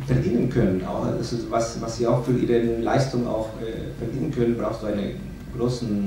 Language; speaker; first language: German; non-native, fluent; Spanish